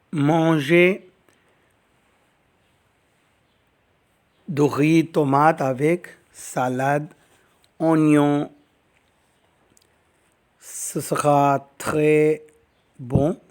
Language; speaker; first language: French; non-native, learner; Tamil